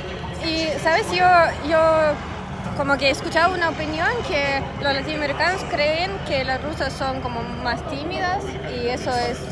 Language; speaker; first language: Spanish; non-native, fluent; Russian